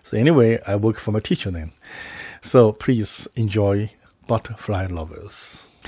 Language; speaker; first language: English; non-native, fluent; Chinese